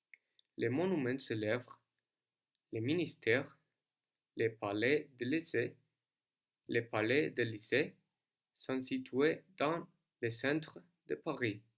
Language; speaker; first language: French; non-native, learner; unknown